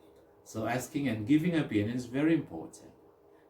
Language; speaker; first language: English; non-native, fluent; Indonesian